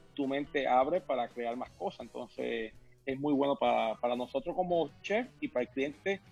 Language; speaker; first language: Spanish; native; Spanish